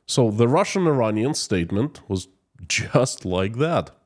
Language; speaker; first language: English; non-native, fluent; Russian